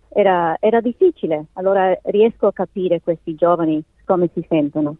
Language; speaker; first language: Italian; early bilingual, heritage; Italian